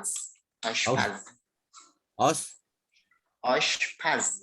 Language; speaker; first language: Persian; non-native, fluent; Indonesian